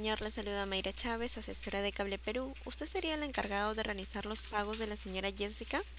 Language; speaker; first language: Spanish; native; Spanish